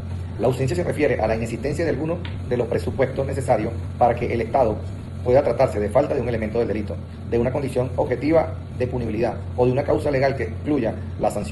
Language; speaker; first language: Spanish; native; Spanish